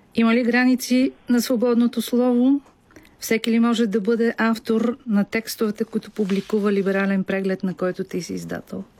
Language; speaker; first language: Bulgarian; native; Bulgarian